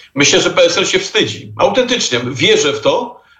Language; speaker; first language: Polish; native; Polish